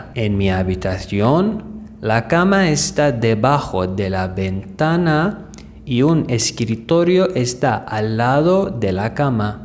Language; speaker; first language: Spanish; non-native, fluent; Persian